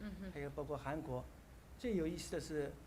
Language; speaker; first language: Chinese; native; Chinese